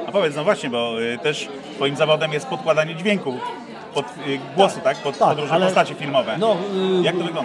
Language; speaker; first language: Polish; native; Polish